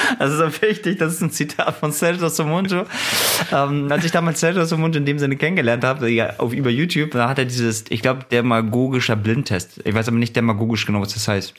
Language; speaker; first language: German; early bilingual, other home language; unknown